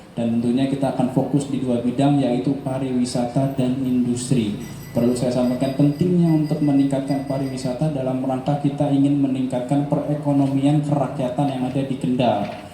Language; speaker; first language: Indonesian; native; Indonesian